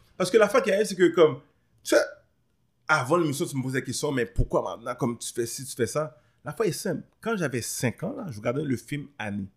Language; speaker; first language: French; early bilingual, other home language; Haitian Creole